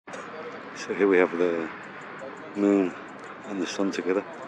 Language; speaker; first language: English; non-native, local second language; Spanish